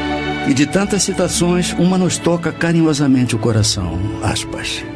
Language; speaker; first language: Portuguese; native; Portuguese